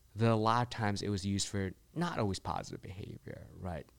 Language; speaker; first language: English; early bilingual, other home language; Chinese